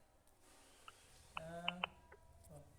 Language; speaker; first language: English; non-native, learner; Indonesian